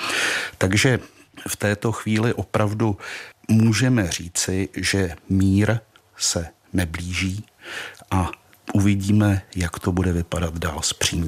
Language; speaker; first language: Czech; native; Czech